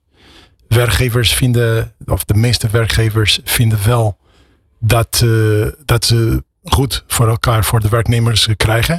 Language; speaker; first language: Dutch; non-native, fluent; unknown